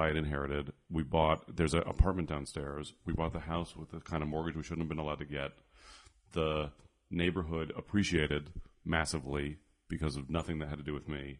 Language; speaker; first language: English; native; English